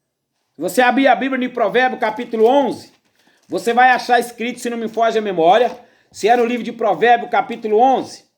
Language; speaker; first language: Portuguese; native; Portuguese